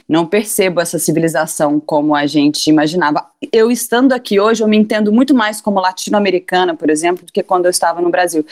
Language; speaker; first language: Portuguese; native; Portuguese